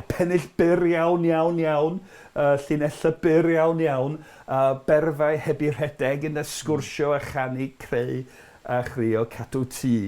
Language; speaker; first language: Welsh; non-native, fluent; English